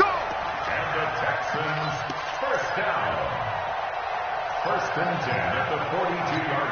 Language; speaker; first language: English; native; English